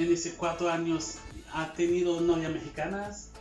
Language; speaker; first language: Spanish; non-native, learner; Haitian Creole